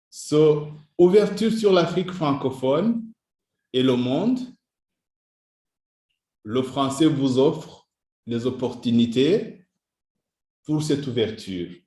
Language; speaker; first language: French; non-native, local second language; Kinyarwanda